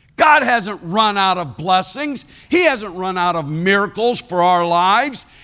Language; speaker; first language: English; native; English